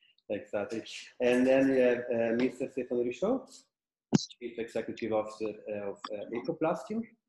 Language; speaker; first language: English; non-native, fluent; Italian